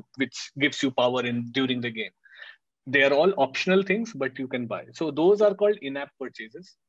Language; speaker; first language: English; non-native, local second language; Hindi